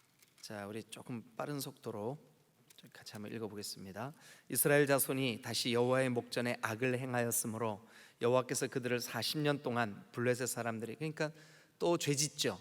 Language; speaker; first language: Korean; native; Korean